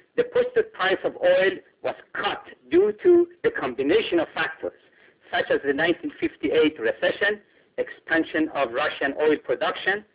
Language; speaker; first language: English; non-native, fluent; Persian